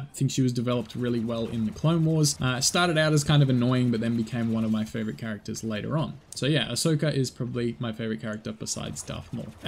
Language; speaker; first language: English; native; English